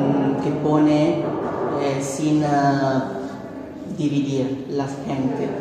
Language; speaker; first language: Spanish; non-native, fluent; Italian